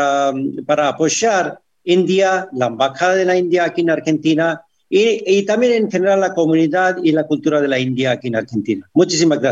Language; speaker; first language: Spanish; non-native, fluent; Hindi